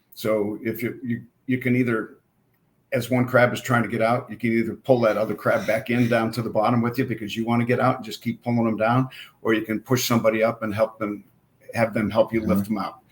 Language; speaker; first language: English; native; English